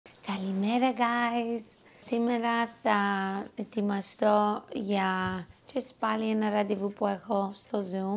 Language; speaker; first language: Greek; early bilingual, heritage; English